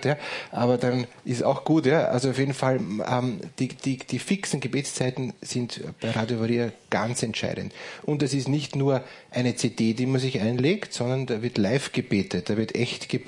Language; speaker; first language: German; native; German